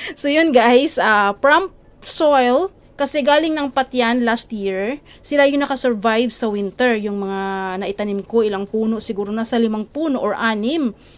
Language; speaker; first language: Filipino; native; Filipino